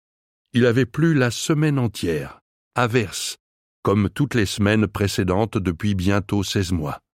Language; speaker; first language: French; native; French